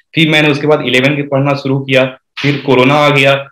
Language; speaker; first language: Hindi; native; Hindi